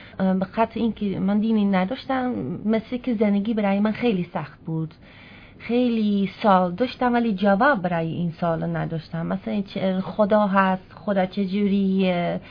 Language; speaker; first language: Persian; non-native, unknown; Dutch